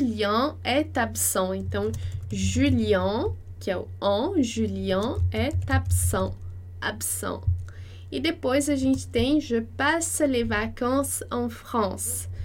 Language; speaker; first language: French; non-native, fluent; Portuguese